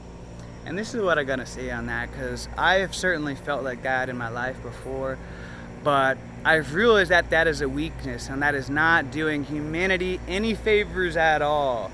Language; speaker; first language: English; native; English